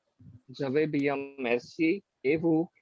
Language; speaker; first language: French; non-native, learner; Hindi